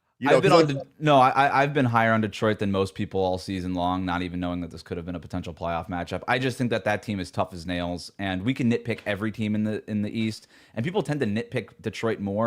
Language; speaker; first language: English; native; English